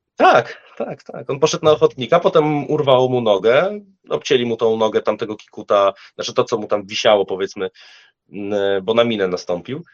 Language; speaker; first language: Polish; native; Polish